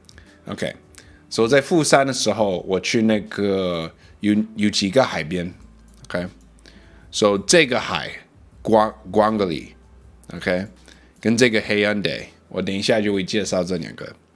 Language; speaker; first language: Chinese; early bilingual, heritage; English